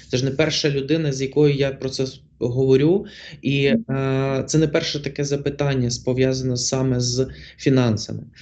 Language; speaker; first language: Ukrainian; non-native, local second language; Russian